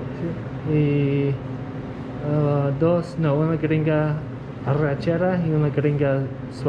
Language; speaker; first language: Spanish; non-native, learner; English